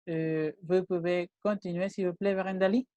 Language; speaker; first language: French; non-native, fluent; Spanish